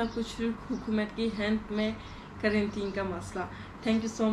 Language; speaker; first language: Hindi; non-native, learner; Turkish